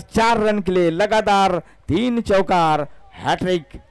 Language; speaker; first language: Hindi; non-native, local second language; Marathi